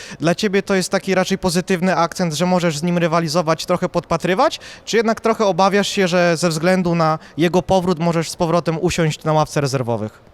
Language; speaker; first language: Polish; native; Polish